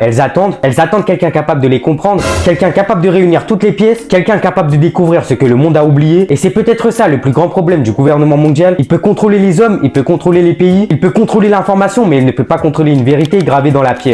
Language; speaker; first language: French; native; French